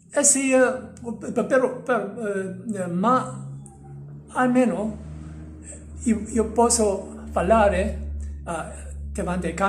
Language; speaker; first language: Italian; non-native, learner; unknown